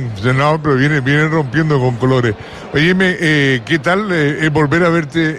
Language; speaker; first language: Spanish; native; Spanish